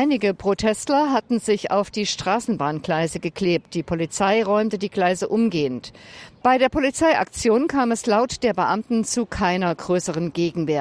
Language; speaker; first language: German; native; German